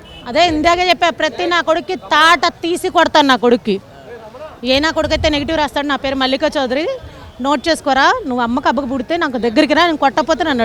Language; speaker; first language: Telugu; native; Telugu